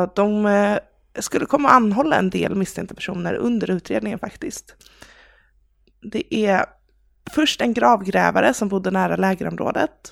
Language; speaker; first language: Swedish; native; Swedish